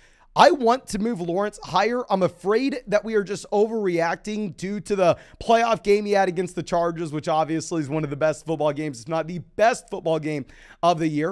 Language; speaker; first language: English; native; English